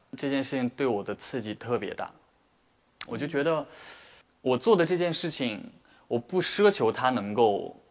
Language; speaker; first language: Chinese; native; Chinese